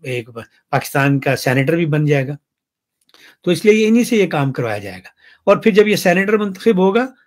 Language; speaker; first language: Urdu; non-native, local second language; Punjabi